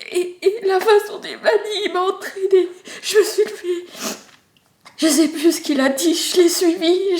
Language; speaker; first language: French; native; French